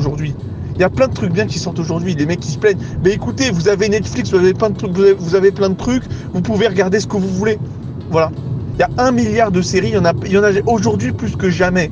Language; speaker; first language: French; native; French